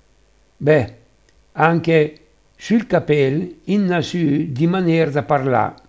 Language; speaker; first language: Italian; native; Italian